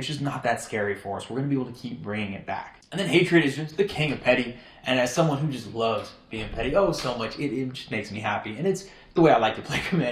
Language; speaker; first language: English; native; English